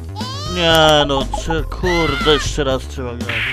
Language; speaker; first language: Polish; native; Polish